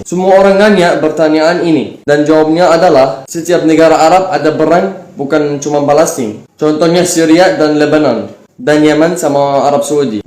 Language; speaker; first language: Indonesian; non-native, fluent; Arabic